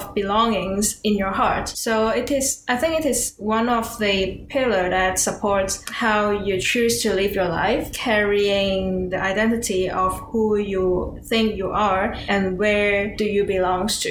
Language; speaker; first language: English; non-native, local second language; Cantonese